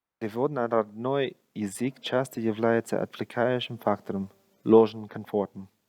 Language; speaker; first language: Russian; non-native, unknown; English